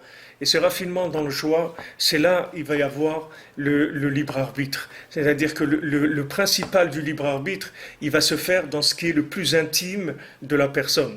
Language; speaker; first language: French; native; French